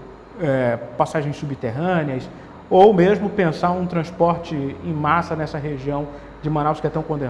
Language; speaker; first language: Portuguese; native; Portuguese